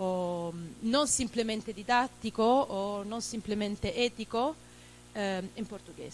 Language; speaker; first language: Spanish; non-native, fluent; Italian